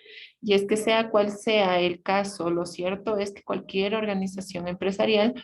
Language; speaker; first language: Spanish; native; Spanish